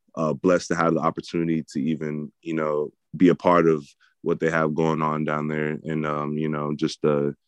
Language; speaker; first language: English; native; English